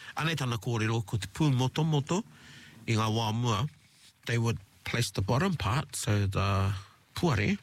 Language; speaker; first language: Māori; non-native, local second language; English